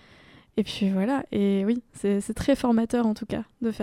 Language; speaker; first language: French; non-native, fluent; English